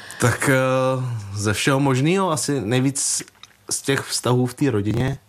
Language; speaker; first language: Czech; early bilingual, other home language; Vietnamese